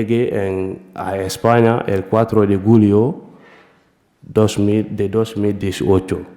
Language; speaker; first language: Spanish; non-native, learner; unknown